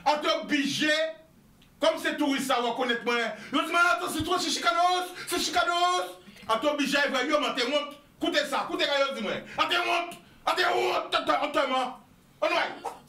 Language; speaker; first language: French; non-native, local second language; Guadeloupean Creole French